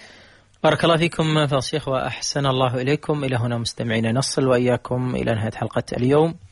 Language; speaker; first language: Arabic; native; Arabic